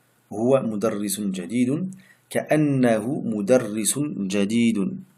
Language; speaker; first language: Arabic; non-native, fluent; French